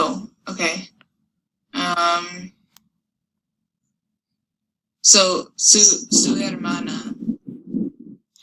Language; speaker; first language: Spanish; non-native, learner; English